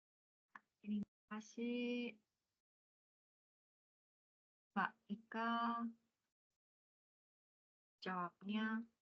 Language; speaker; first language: Indonesian; non-native, fluent; Japanese